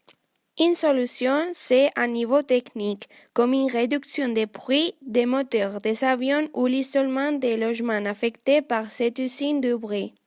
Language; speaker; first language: French; non-native, learner; Spanish